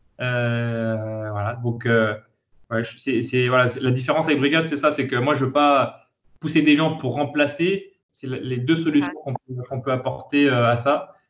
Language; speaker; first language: French; native; French